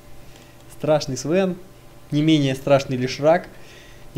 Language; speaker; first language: Russian; native; Russian